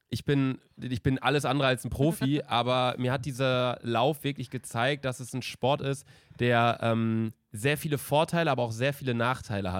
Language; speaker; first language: German; native; German